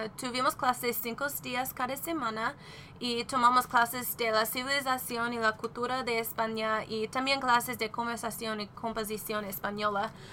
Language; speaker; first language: Spanish; non-native, learner; English